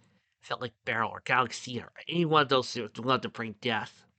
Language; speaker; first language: English; native; English